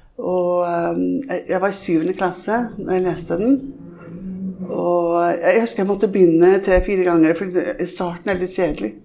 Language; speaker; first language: Norwegian; early bilingual, heritage; Norwegian